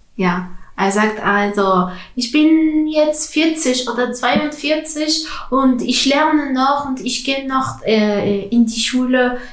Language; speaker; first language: German; non-native, learner; Arabic